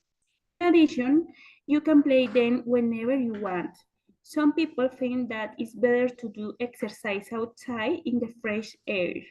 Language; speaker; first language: English; non-native, learner; Spanish